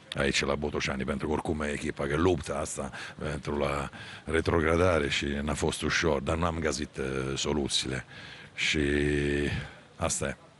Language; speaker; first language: Romanian; non-native, fluent; Italian